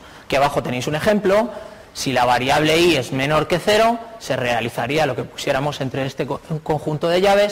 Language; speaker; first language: Spanish; native; Spanish